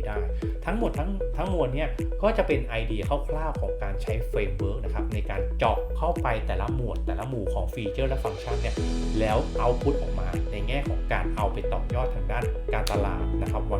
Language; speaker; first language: Thai; native; Thai